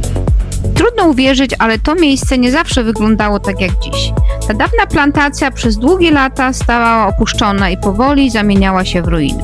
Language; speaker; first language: Polish; native; Polish